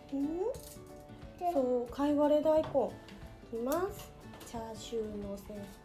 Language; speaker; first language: Japanese; native; Japanese